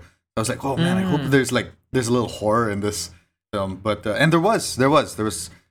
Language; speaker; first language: English; non-native, local second language; Cebuano